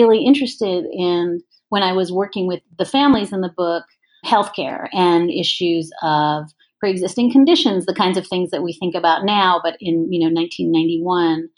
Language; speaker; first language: English; native; English